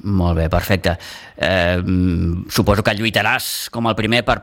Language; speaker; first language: Catalan; native; Catalan